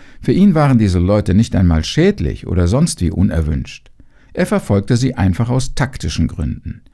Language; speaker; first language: German; native; German